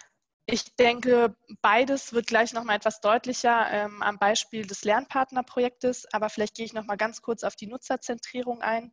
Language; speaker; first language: German; native; German